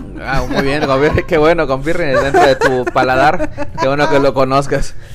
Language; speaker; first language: Spanish; native; Spanish